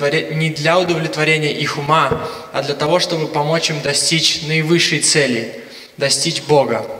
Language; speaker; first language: Russian; native; Russian